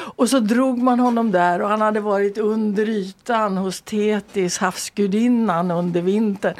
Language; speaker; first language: Swedish; native; Swedish